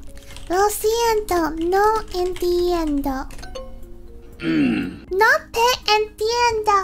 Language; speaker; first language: Spanish; non-native, learner; English